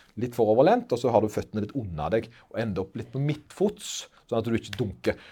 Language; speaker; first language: Norwegian; native; Norwegian